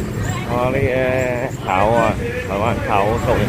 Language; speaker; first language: Chinese; early bilingual, heritage; Cantonese